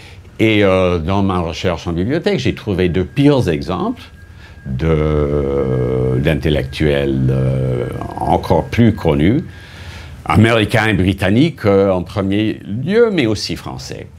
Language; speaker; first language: French; non-native, fluent; English